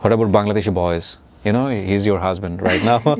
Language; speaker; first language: English; non-native, fluent; Bangla